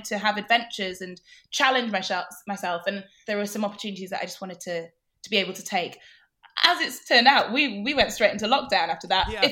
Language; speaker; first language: English; native; English